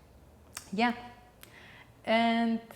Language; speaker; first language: English; non-native, learner; Russian